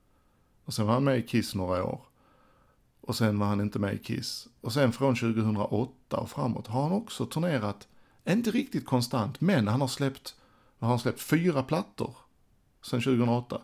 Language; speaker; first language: Swedish; native; Swedish